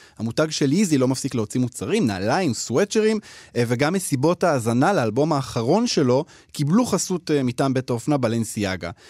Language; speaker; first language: Hebrew; native; Hebrew